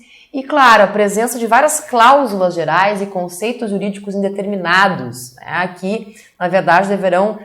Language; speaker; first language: Portuguese; native; Portuguese